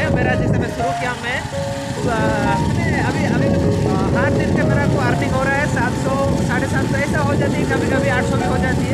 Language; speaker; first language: Hindi; non-native, local second language; Odia